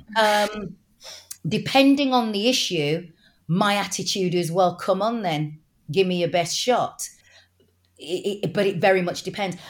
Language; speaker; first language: English; native; English